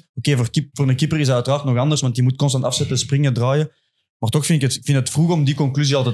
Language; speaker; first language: Dutch; native; Dutch